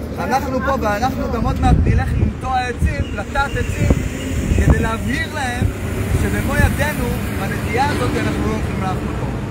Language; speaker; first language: Hebrew; native; Hebrew